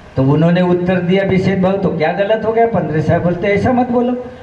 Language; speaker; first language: Hindi; non-native, local second language; Marathi